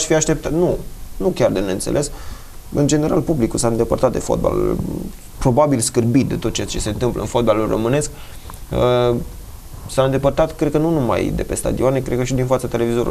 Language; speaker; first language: Romanian; native; Romanian